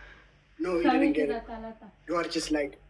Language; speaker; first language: English; non-native, learner; Oromo